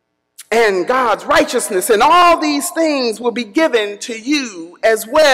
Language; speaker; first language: English; native; English